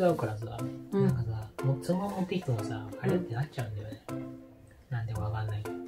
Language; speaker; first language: Japanese; native; Japanese